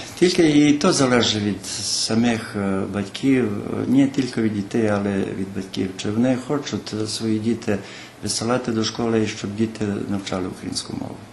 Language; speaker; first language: Ukrainian; early bilingual, heritage; Ukrainian